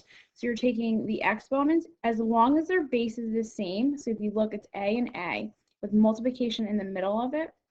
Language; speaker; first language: English; native; English